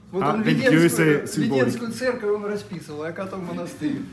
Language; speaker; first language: Russian; native; Russian